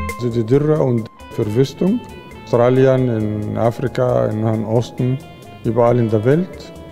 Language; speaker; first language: German; non-native, fluent; Arabic